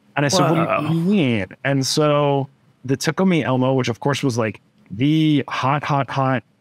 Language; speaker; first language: English; native; English